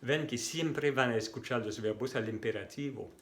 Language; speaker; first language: Spanish; non-native, fluent; French